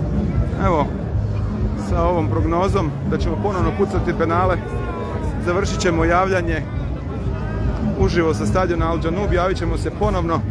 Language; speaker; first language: Serbian; native; Serbian